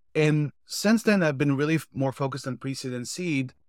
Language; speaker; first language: English; non-native, fluent; Hebrew